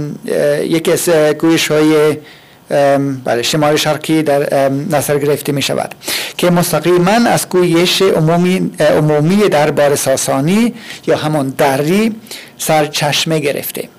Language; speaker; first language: Persian; non-native, fluent; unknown